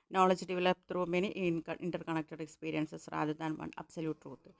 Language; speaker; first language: English; non-native, local second language; Malayalam